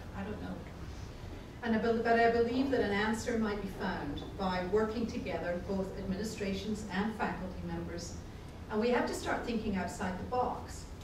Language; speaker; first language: English; native; English